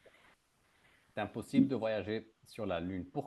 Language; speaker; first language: French; native; French